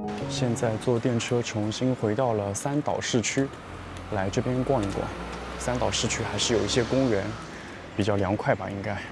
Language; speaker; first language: Chinese; native; Chinese